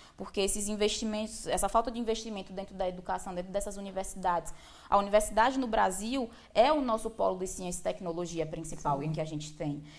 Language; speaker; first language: Portuguese; native; Portuguese